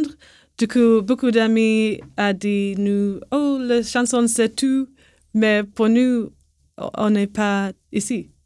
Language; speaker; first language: French; non-native, learner; English